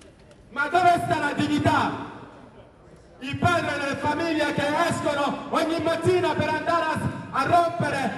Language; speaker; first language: Italian; non-native, learner; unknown